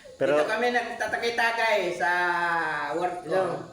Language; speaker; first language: Filipino; native; Filipino